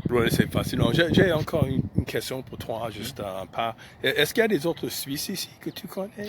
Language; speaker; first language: French; non-native, fluent; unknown